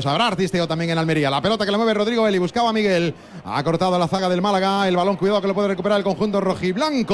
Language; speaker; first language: Spanish; native; Spanish